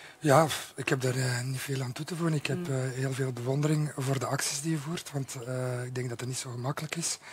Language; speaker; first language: Dutch; native; Dutch